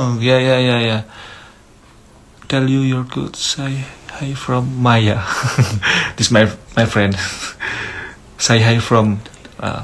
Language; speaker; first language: English; non-native, learner; Javanese